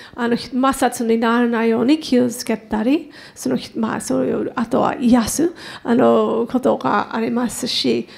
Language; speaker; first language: Japanese; non-native, fluent; English